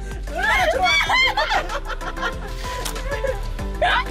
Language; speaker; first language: Korean; native; Korean